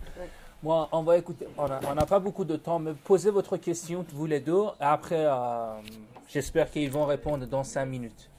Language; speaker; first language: French; non-native, learner; Persian